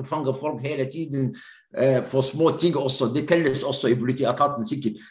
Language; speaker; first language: Norwegian; non-native, fluent; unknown